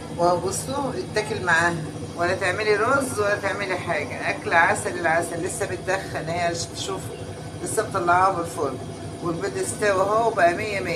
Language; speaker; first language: Arabic; native; Arabic